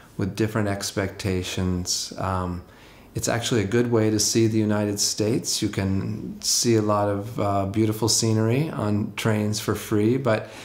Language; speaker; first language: English; native; English